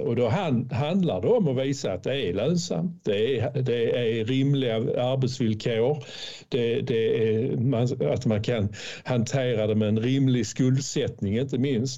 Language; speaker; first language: Swedish; native; Swedish